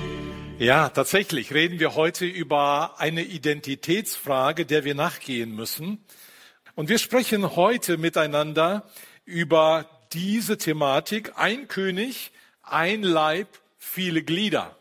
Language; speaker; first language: German; native; German